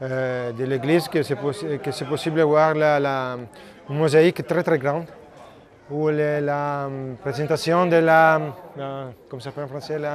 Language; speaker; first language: French; non-native, learner; Italian